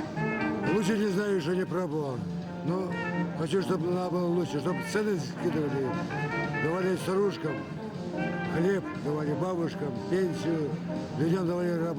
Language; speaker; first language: Russian; non-native, local second language; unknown